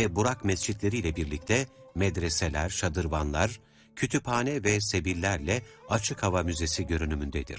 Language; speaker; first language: Turkish; native; Turkish